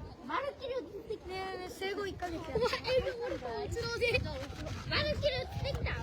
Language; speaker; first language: Japanese; native; Japanese